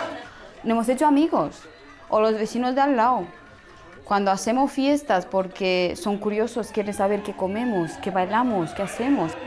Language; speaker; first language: Spanish; non-native, fluent; Romanian